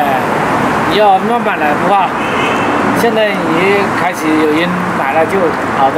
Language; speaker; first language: Chinese; non-native, local second language; Hakka Chinese